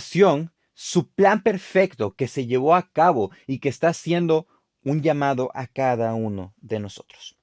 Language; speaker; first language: Spanish; native; Spanish